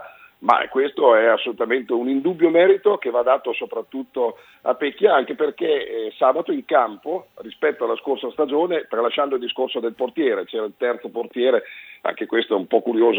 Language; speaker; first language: Italian; native; Italian